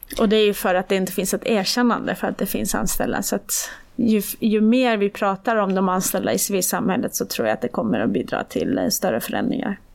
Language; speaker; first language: Swedish; early bilingual, other home language; Persian